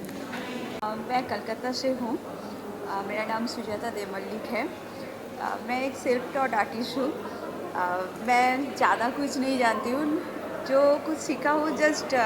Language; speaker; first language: Hindi; non-native, local second language; Bangla